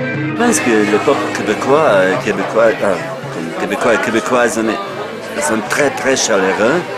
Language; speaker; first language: French; non-native, fluent; Bosnian